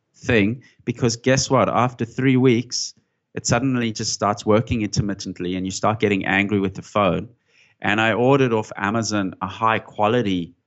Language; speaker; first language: English; native; English